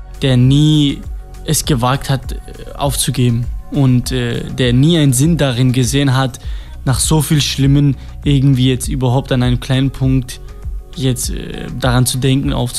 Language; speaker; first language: German; non-native, fluent; Kurdish